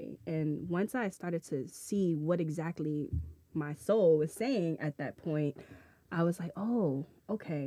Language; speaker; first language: English; native; English